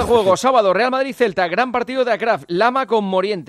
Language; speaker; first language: Spanish; native; Spanish